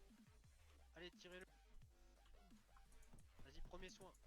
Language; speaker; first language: French; native; French